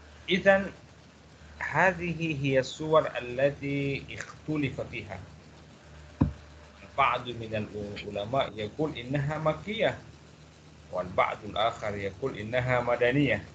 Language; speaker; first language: Arabic; non-native, fluent; Malay